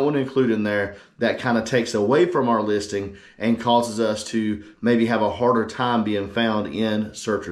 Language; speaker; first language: English; native; English